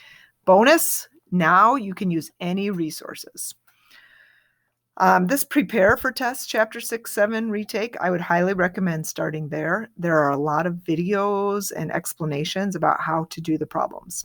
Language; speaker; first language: English; native; English